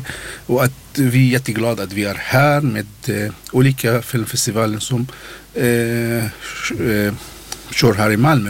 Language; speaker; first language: Swedish; non-native, learner; Arabic